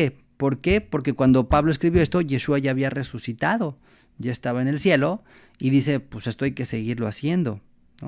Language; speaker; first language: Spanish; native; Spanish